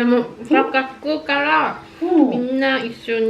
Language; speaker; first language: Japanese; non-native, learner; Korean